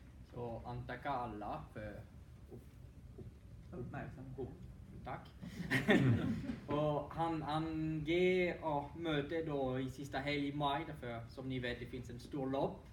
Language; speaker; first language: Swedish; non-native, fluent; French